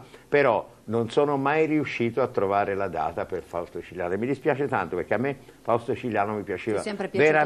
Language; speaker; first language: Italian; native; Italian